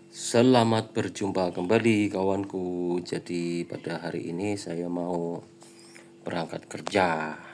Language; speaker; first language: Indonesian; native; Indonesian